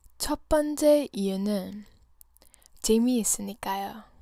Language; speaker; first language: Korean; non-native, learner; English